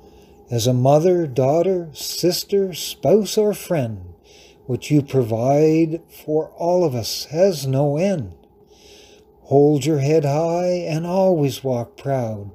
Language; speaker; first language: English; native; English